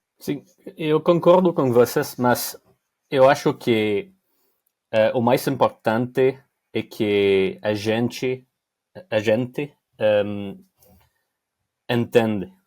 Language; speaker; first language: Portuguese; non-native, learner; French